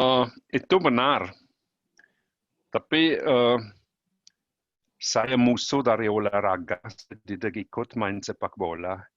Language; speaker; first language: Indonesian; non-native, learner; German